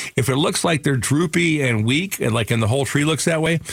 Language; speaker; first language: English; native; English